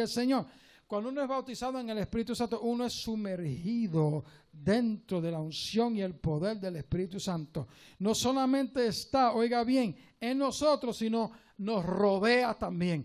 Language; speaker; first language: Spanish; native; Spanish